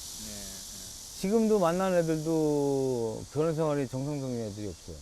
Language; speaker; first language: Korean; native; Korean